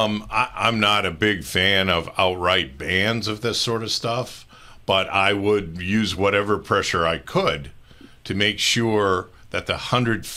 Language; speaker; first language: English; native; English